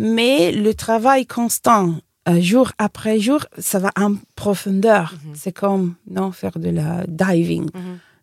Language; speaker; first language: French; non-native, fluent; Italian